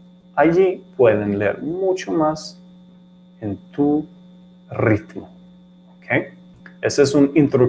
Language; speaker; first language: Spanish; non-native, learner; English